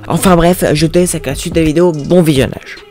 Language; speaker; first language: French; native; French